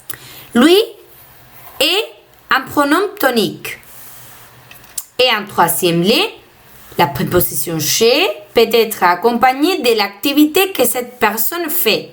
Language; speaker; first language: French; non-native, fluent; Spanish